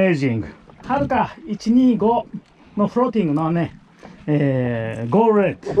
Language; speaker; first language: English; non-native, learner; Japanese